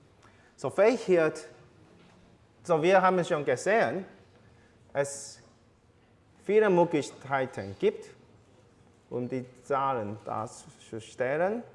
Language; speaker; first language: German; non-native, fluent; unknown